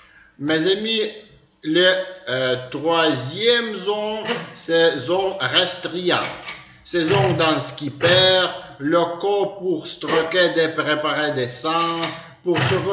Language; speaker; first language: French; non-native, learner; Ukrainian